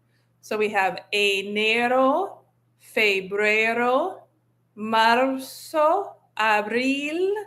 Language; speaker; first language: Spanish; non-native, fluent; English